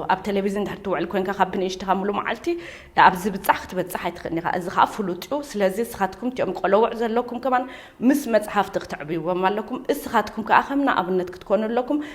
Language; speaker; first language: Tigrinya; early bilingual, heritage; Tigrinya